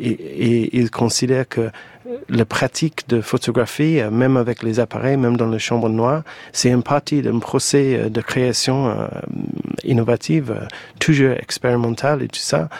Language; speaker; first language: French; non-native, fluent; English